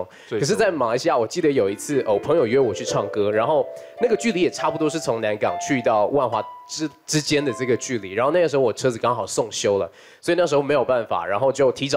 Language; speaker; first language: Chinese; native; Chinese